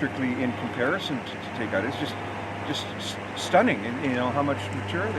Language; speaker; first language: English; native; English